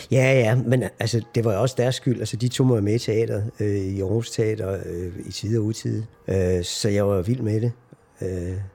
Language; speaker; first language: Danish; native; Danish